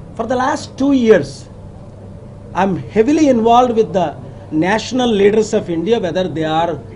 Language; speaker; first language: English; non-native, local second language; Telugu